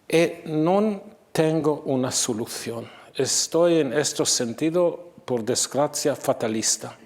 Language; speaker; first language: Spanish; non-native, fluent; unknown